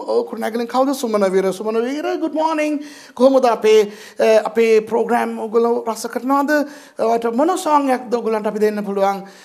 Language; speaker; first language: Sinhala; non-native, local second language; Tamil